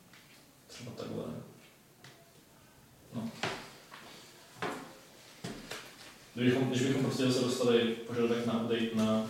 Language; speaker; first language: Czech; native; Czech